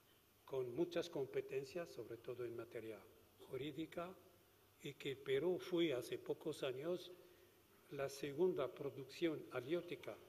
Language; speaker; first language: Spanish; non-native, fluent; Arabic